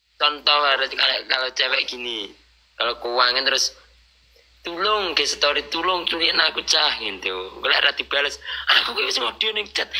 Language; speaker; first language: Indonesian; non-native, local second language; Javanese